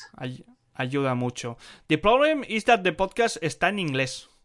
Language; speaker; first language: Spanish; non-native, learner; Dutch